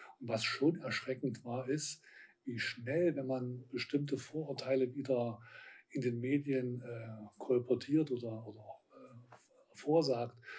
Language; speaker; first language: German; native; German